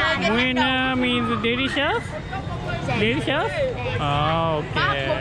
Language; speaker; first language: English; non-native, learner; Japanese